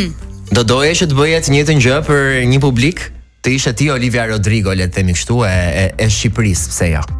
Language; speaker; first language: Albanian; native; Albanian